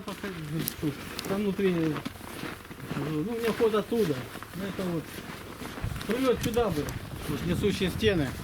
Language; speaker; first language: Russian; native; Russian